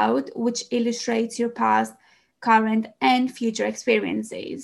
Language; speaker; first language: English; non-native, fluent; Greek